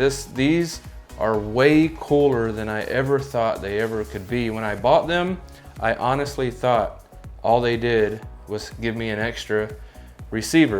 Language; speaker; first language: English; native; English